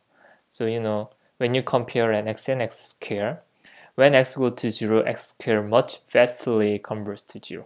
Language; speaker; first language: English; non-native, fluent; Korean